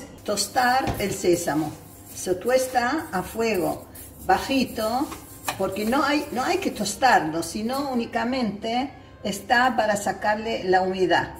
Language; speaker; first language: Spanish; non-native, fluent; Arabic